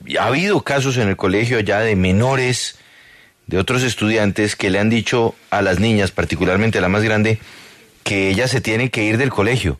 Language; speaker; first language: Spanish; native; Spanish